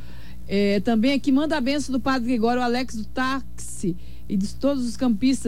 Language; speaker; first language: Portuguese; native; Portuguese